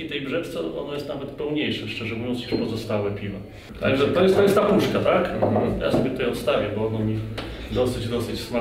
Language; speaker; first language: Polish; native; Polish